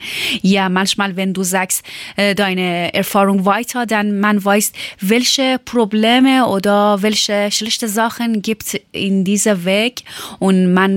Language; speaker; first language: German; non-native, learner; Persian